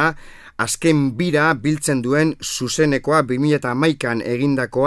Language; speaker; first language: Basque; native; Basque